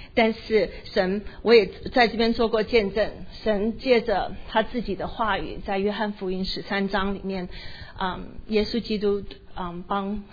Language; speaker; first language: Chinese; native; Chinese